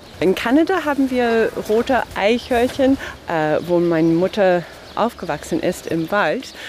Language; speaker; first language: German; non-native, fluent; English